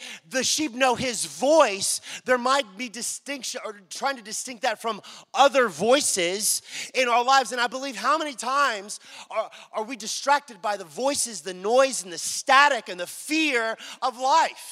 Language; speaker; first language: English; native; English